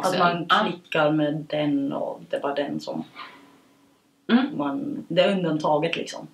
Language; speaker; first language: Swedish; early bilingual, other home language; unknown